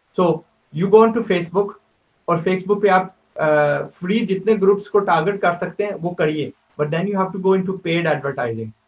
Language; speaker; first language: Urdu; native; Urdu